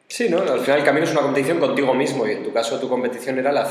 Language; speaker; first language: Spanish; native; Spanish